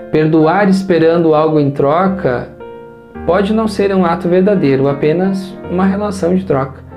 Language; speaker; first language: Portuguese; native; Portuguese